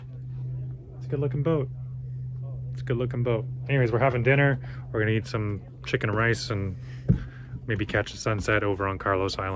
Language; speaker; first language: English; native; English